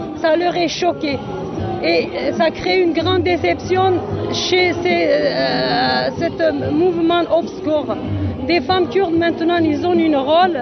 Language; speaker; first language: French; non-native, learner; Kurdish